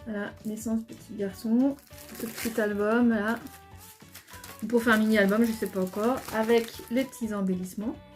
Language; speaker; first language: French; native; French